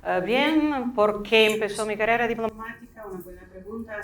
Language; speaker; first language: Spanish; non-native, fluent; Ukrainian